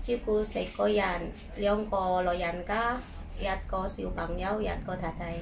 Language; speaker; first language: Cantonese; non-native, learner; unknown